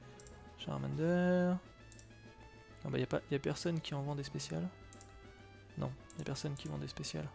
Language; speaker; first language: French; native; French